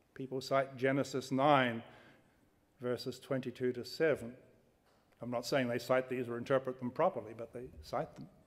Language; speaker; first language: English; native; English